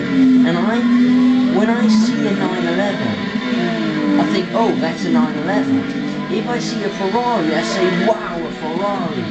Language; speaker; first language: English; non-native, fluent; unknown